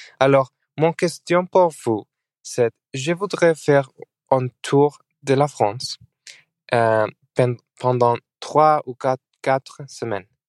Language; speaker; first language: French; non-native, learner; Spanish